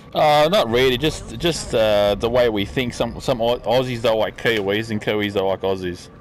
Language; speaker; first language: English; native; English